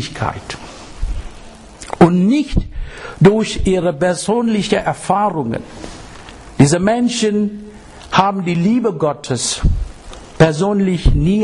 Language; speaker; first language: German; non-native, fluent; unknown